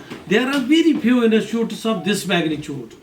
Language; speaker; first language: English; non-native, local second language; Kashmiri